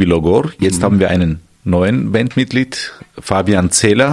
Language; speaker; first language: German; non-native, fluent; Armenian